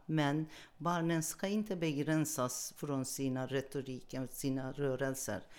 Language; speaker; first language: Swedish; non-native, learner; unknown